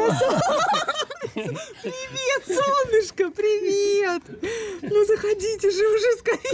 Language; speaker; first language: Russian; native; Russian